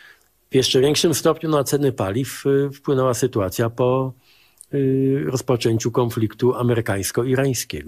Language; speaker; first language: Polish; native; Polish